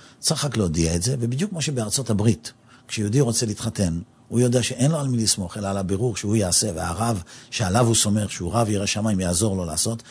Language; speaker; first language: Hebrew; native; Hebrew